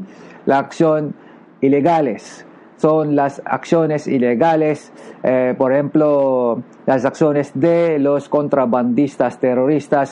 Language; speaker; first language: Spanish; non-native, learner; Filipino